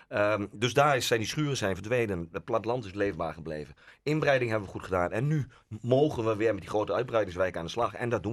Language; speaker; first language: Dutch; native; Dutch